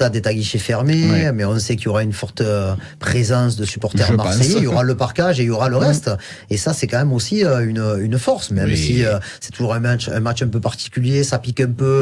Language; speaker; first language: French; native; French